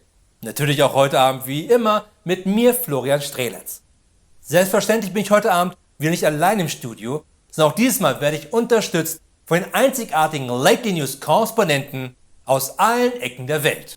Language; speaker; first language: German; native; German